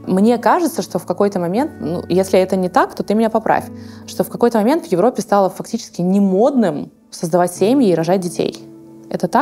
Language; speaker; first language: Russian; native; Russian